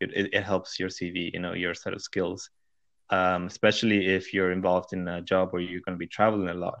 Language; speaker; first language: English; non-native, fluent; Spanish